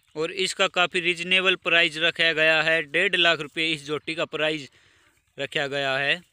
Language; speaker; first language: Hindi; native; Hindi